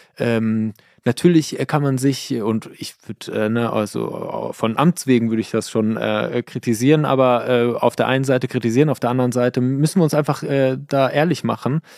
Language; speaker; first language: German; early bilingual, other home language; Persian